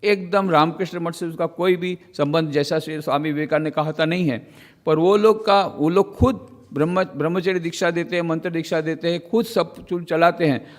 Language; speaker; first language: Hindi; non-native, local second language; Gujarati